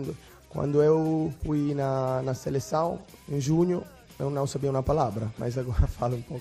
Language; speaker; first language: Portuguese; non-native, learner; Italian